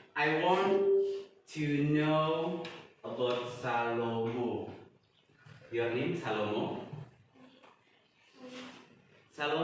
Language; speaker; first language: English; non-native, fluent; Indonesian